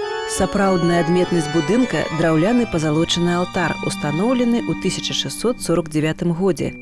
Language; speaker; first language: Belarusian; native; Belarusian